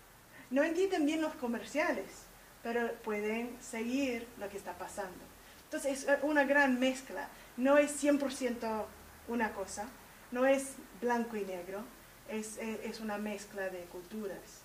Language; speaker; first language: Spanish; early bilingual, heritage; Spanish